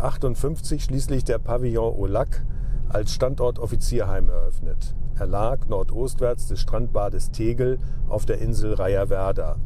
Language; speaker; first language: German; native; German